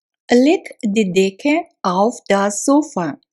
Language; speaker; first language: German; non-native, fluent; Russian